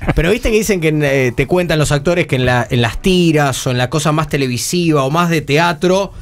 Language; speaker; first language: Spanish; native; Spanish